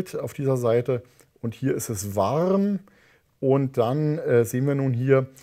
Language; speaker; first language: German; native; German